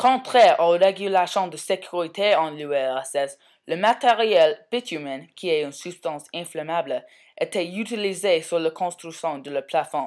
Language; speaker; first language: French; non-native, learner; English